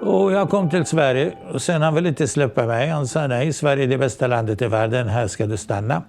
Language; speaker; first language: Swedish; non-native, local second language; Arabic